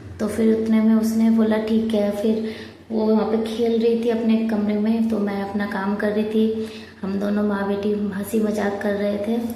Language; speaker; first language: Hindi; non-native, local second language; Bangla